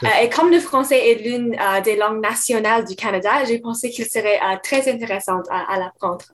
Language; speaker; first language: French; non-native, fluent; English